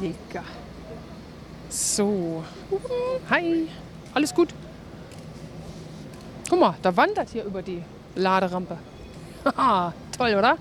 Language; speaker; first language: German; native; German